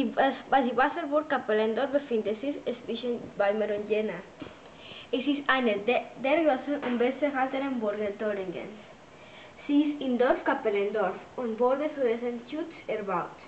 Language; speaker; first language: German; non-native, learner; Spanish